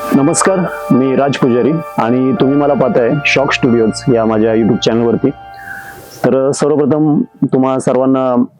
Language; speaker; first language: Marathi; non-native, local second language; Kannada